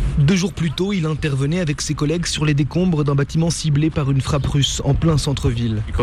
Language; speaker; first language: French; native; French